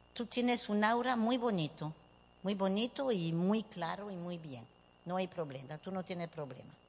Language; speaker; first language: Spanish; early bilingual, heritage; Spanish